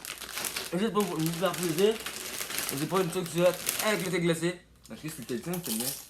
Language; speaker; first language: French; native; French